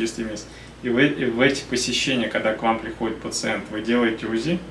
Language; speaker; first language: Russian; native; Russian